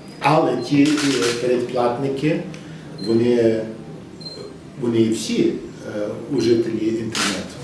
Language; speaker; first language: Ukrainian; early bilingual, heritage; English